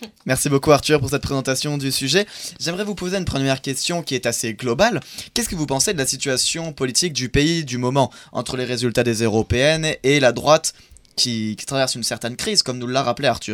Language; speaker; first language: French; native; French